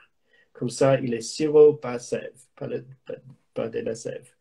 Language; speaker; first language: French; non-native, learner; English